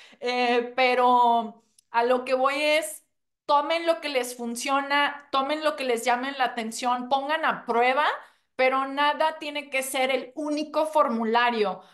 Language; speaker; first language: Spanish; non-native, fluent; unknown